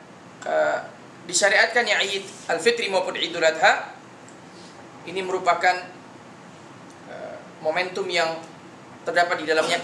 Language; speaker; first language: Indonesian; native; Indonesian